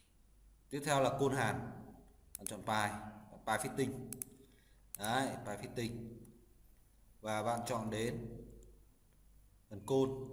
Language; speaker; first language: Vietnamese; native; Vietnamese